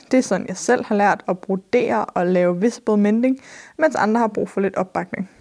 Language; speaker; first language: Danish; native; Danish